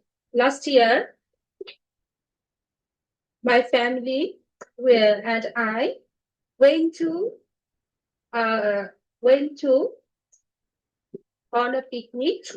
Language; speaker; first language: English; non-native, learner; Bangla